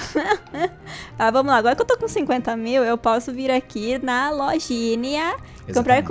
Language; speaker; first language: Portuguese; native; Portuguese